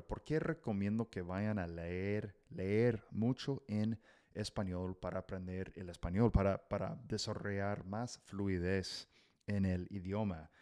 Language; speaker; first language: Spanish; non-native, fluent; English